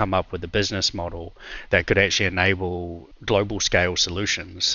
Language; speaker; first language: English; native; English